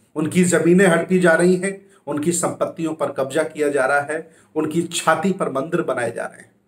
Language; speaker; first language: Hindi; native; Hindi